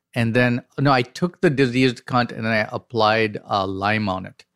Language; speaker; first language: English; non-native, local second language; Tamil